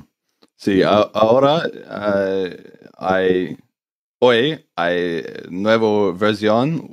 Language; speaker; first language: Spanish; non-native, learner; English